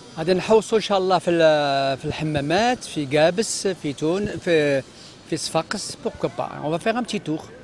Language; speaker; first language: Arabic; native; Arabic